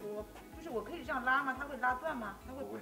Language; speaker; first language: Chinese; native; Chinese